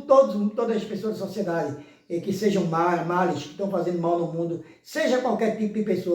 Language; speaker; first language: Portuguese; native; Portuguese